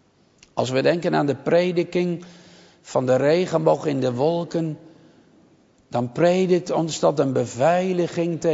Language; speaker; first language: Dutch; native; Dutch